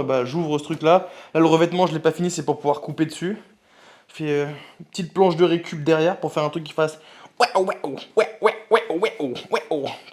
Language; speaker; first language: French; native; French